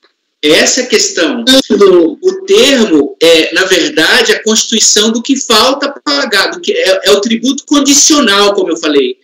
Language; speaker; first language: Portuguese; native; Portuguese